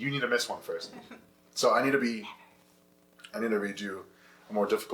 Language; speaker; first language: English; native; English